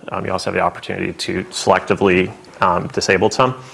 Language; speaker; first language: English; native; English